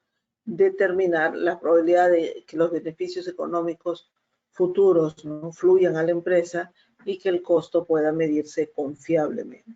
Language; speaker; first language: Spanish; native; Spanish